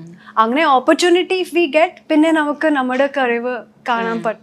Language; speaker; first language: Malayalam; non-native, local second language; Hindi